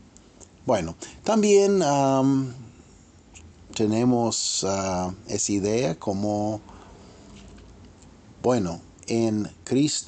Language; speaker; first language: Spanish; non-native, fluent; English